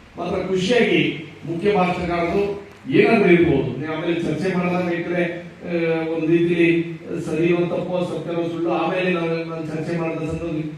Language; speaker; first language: Kannada; native; Kannada